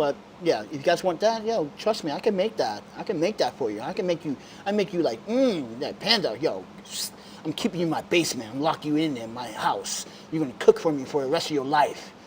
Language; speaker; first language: English; native; English